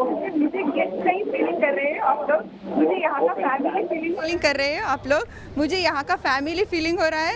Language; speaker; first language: Hindi; early bilingual, heritage; Hindi